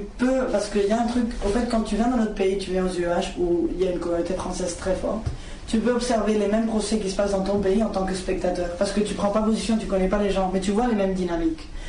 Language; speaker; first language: French; non-native, fluent; Spanish